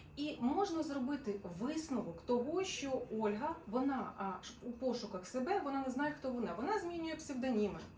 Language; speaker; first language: Ukrainian; non-native, local second language; Russian